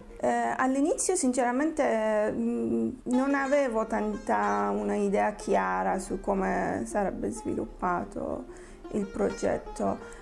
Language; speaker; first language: Italian; non-native, fluent; Persian